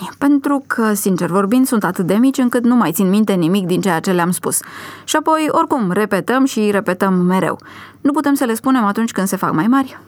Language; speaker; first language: Romanian; native; Romanian